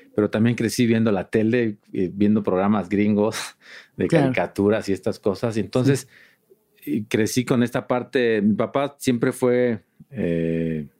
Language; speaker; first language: Spanish; native; Spanish